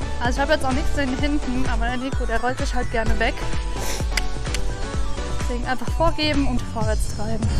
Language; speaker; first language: German; native; German